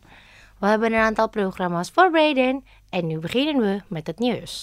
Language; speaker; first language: Dutch; non-native, learner; Indonesian